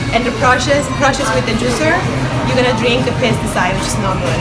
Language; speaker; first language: English; non-native, fluent; Italian